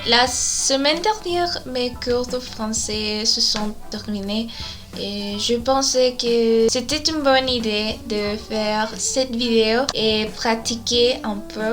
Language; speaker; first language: French; non-native, learner; Spanish